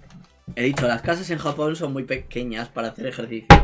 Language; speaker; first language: Spanish; native; Spanish